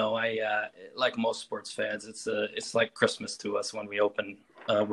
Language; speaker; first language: English; native; English